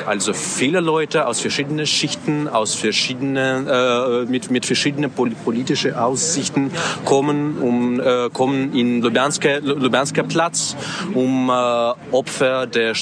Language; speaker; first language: German; non-native, learner; Russian